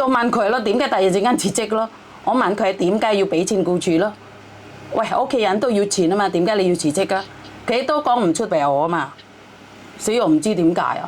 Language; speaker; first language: Cantonese; non-native, fluent; Javanese